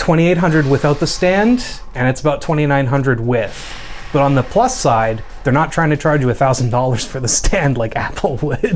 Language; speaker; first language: English; native; English